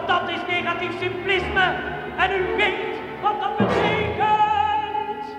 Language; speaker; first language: Dutch; native; Dutch